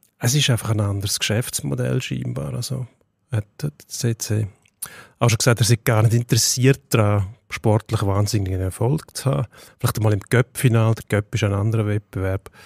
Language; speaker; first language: German; native; German